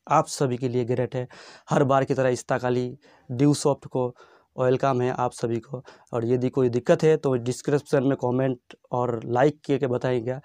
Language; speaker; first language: Hindi; non-native, local second language; Bangla